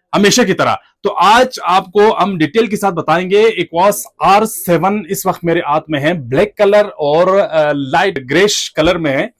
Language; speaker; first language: Urdu; non-native, local second language; Punjabi